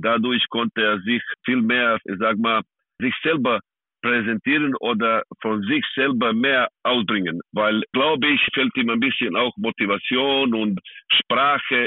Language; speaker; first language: German; non-native, fluent; Serbian